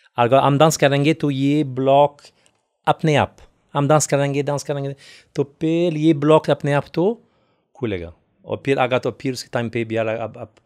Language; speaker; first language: Hindi; non-native, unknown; French